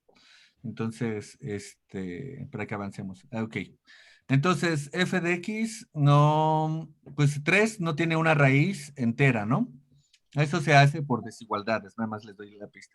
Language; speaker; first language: Spanish; native; Spanish